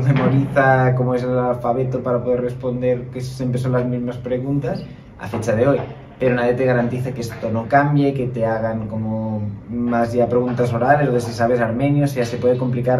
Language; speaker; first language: Spanish; native; Spanish